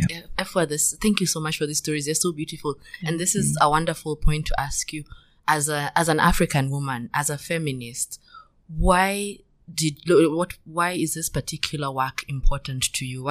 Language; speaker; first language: English; non-native, local second language; Kikuyu